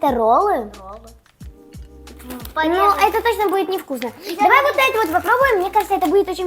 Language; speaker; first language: Russian; native; Russian